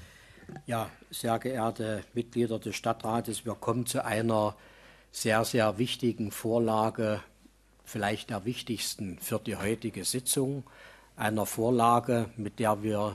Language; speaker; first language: German; native; German